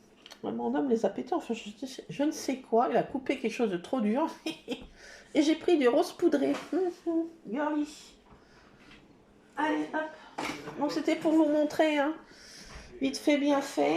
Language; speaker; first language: French; native; French